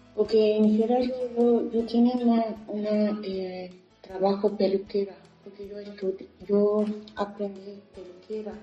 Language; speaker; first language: Spanish; non-native, learner; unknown